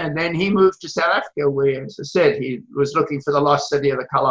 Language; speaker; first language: English; native; English